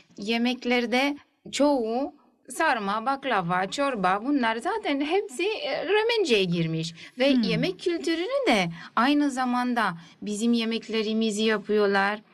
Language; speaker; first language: Turkish; early bilingual, heritage; Turkish